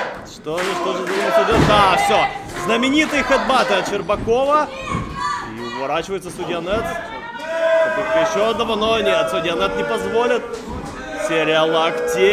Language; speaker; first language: Russian; native; Russian